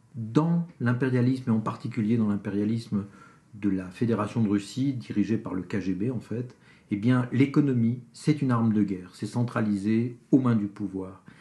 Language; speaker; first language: French; native; French